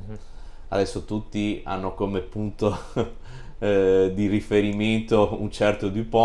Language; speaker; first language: Italian; native; Italian